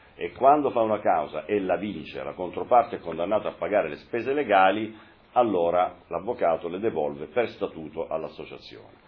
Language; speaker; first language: Italian; native; Italian